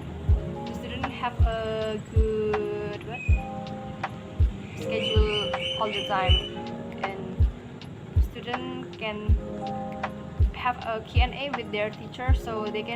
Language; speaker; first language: English; non-native, learner; Indonesian